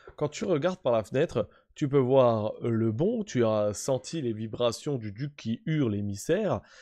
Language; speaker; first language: French; native; French